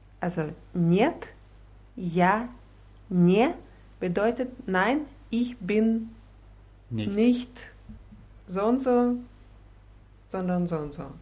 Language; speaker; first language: German; non-native, fluent; Russian